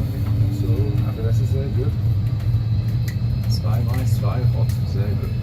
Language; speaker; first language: German; non-native, learner; English